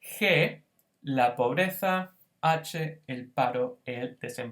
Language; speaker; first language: Spanish; non-native, fluent; English